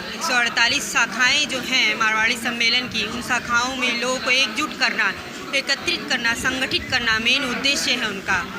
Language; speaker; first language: Hindi; native; Hindi